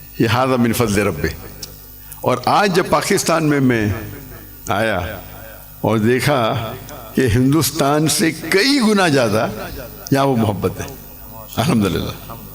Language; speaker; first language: Urdu; non-native, local second language; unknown